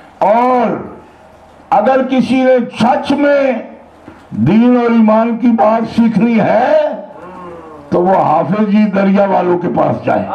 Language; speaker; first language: Urdu; non-native, local second language; Punjabi